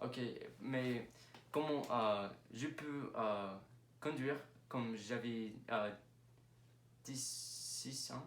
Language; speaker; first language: French; non-native, learner; English